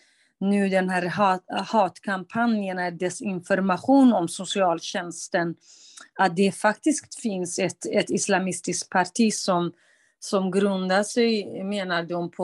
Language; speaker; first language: Swedish; non-native, fluent; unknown